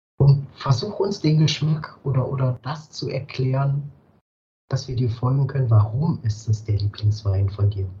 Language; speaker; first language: German; native; German